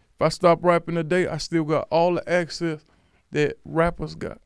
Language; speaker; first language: English; native; English